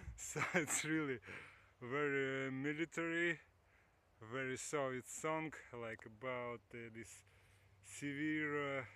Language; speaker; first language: English; non-native, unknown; Russian